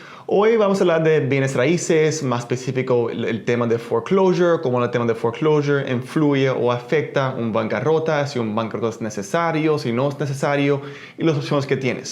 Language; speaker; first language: Spanish; early bilingual, heritage; Spanish